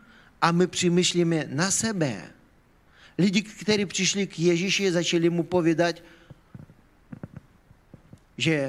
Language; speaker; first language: Czech; non-native, fluent; Ukrainian